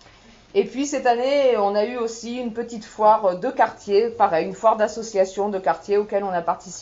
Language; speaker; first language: French; native; French